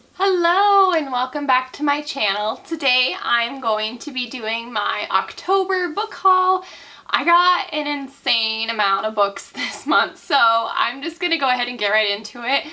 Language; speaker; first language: English; native; English